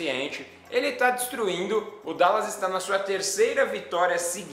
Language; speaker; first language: Portuguese; native; Portuguese